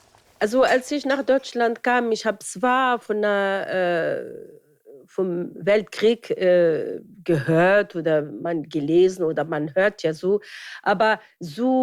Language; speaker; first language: German; non-native, fluent; Arabic